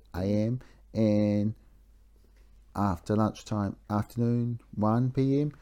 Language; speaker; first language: English; native; English